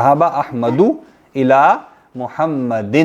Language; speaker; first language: Arabic; non-native, fluent; Urdu